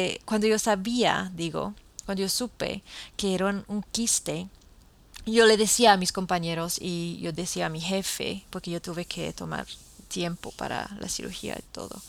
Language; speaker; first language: Spanish; non-native, fluent; English